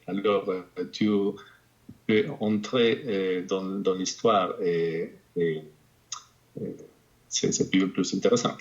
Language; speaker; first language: French; non-native, fluent; Spanish